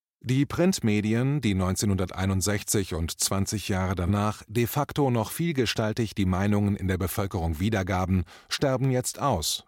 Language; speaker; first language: German; native; German